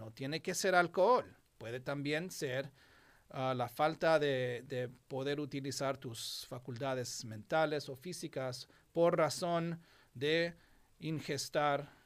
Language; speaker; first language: Spanish; non-native, fluent; English